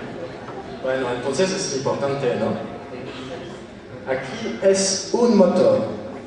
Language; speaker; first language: Spanish; non-native, fluent; French